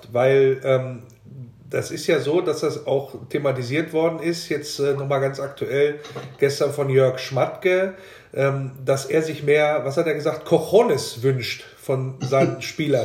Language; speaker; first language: German; native; German